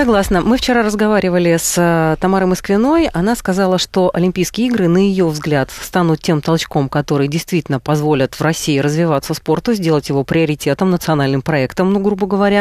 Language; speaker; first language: Russian; native; Russian